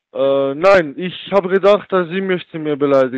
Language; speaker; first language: German; non-native, learner; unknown